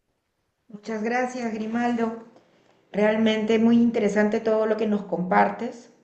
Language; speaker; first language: Spanish; native; Spanish